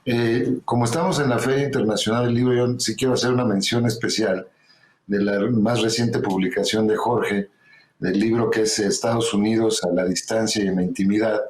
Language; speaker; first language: Spanish; native; Spanish